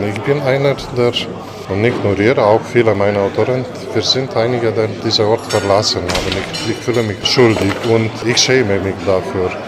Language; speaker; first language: German; non-native, fluent; Romanian